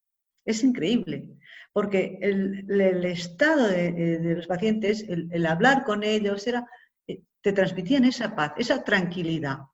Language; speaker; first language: Spanish; native; Spanish